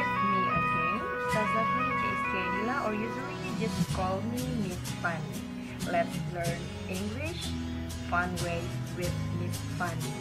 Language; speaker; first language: English; non-native, fluent; Indonesian